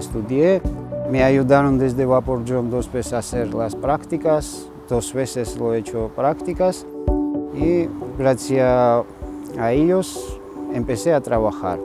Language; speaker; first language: Spanish; non-native, fluent; Georgian